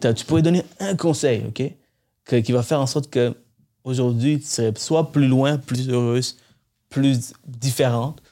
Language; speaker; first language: French; early bilingual, other home language; Tamil